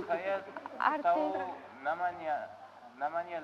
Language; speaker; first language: Indonesian; non-native, learner; Uzbek